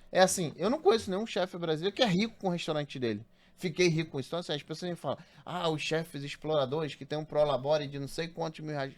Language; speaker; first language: Portuguese; native; Portuguese